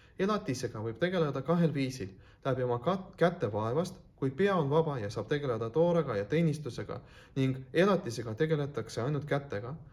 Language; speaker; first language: Estonian; non-native, local second language; Russian